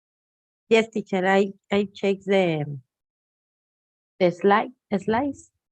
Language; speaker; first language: English; non-native, learner; Spanish